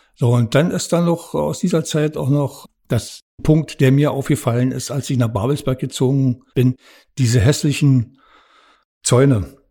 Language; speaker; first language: German; native; German